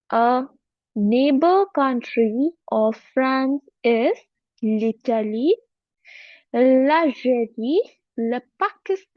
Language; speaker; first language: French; non-native, fluent; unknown